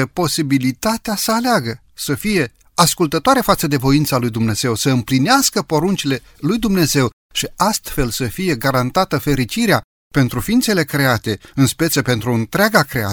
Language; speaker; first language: Romanian; native; Romanian